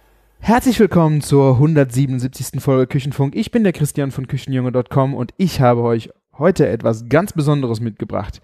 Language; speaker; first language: German; native; German